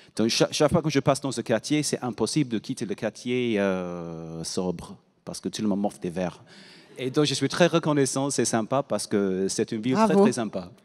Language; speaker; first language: French; non-native, fluent; English